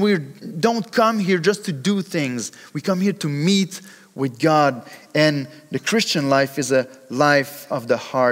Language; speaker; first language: English; non-native, fluent; French